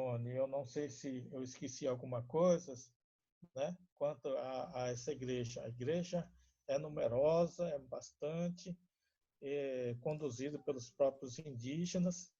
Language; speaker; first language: Portuguese; non-native, local second language; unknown